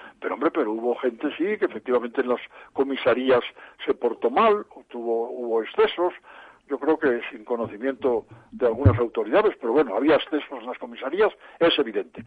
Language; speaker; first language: Spanish; native; Spanish